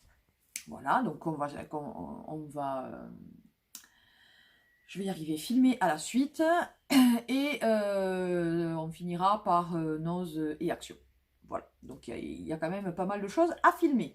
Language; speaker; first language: French; native; French